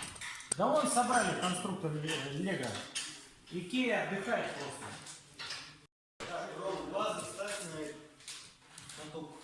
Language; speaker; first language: Russian; native; Russian